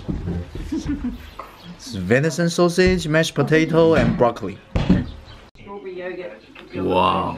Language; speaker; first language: English; non-native, fluent; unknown